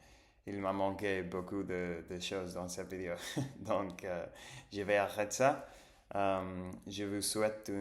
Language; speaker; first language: French; non-native, learner; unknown